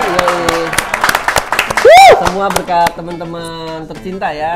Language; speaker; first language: Indonesian; native; Indonesian